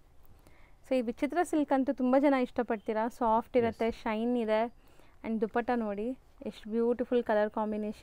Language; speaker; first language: Kannada; native; Kannada